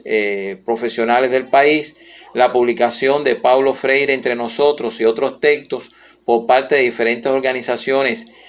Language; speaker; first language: Spanish; native; Spanish